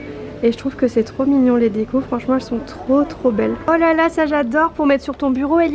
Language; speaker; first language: French; native; French